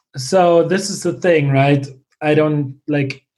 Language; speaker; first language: English; non-native, fluent; German